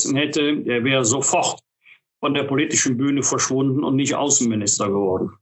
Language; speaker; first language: German; native; German